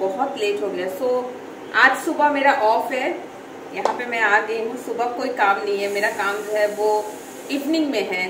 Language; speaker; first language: Hindi; non-native, local second language; Bangla